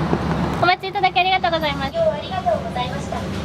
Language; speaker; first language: Japanese; native; Japanese